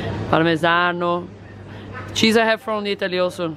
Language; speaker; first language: English; non-native, learner; Portuguese